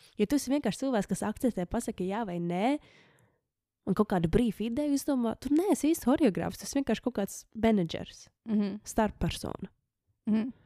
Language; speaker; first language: Latvian; early bilingual, heritage; Latvian